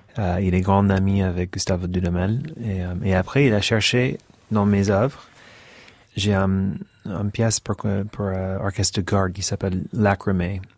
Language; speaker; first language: French; non-native, fluent; English